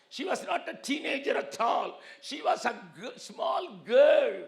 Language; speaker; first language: English; non-native, local second language; Tamil